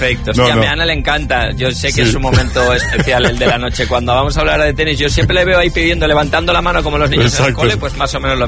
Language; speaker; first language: Spanish; native; Spanish